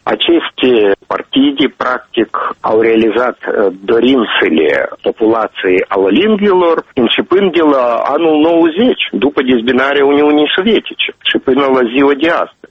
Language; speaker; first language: Romanian; non-native, local second language; Russian